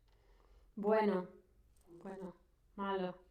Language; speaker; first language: Spanish; non-native, fluent; English